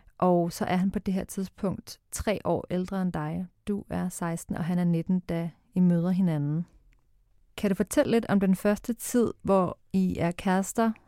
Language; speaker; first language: Danish; native; Danish